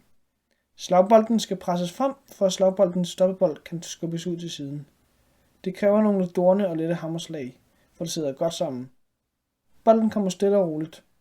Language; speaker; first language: Danish; native; Danish